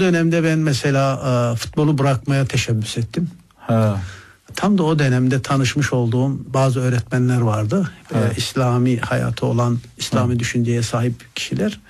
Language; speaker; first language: Turkish; native; Turkish